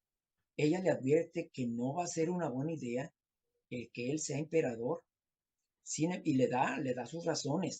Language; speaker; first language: Spanish; native; Spanish